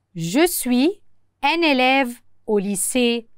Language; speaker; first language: French; non-native, fluent; Arabic